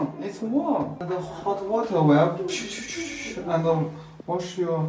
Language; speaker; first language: English; non-native, learner; Chinese